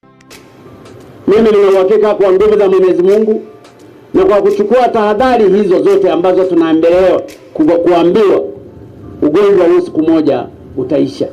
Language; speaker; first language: Swahili; native; Swahili